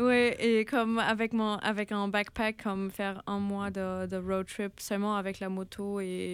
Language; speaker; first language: French; non-native, fluent; German